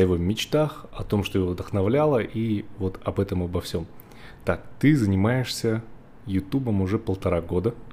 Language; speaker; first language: Russian; native; Russian